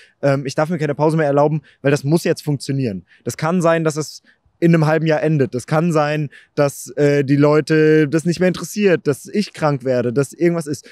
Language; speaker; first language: German; native; German